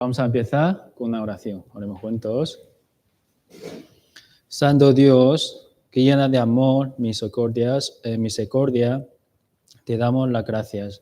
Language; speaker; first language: Spanish; non-native, learner; Chinese